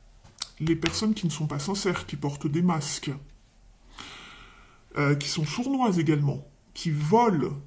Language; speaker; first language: French; native; French